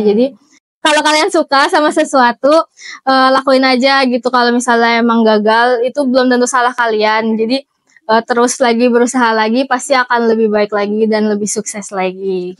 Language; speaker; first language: Indonesian; native; Indonesian